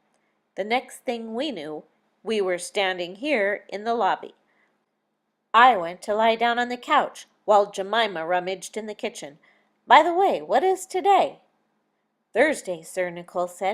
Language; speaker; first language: English; native; English